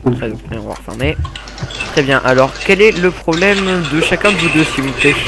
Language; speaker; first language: French; native; French